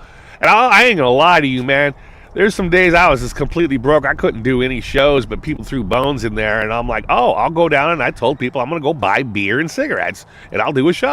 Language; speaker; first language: English; native; English